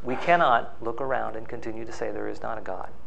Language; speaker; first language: English; native; English